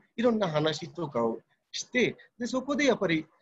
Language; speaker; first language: Japanese; non-native, fluent; Bangla